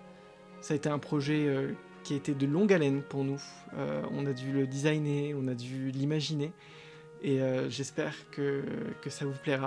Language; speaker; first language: French; native; French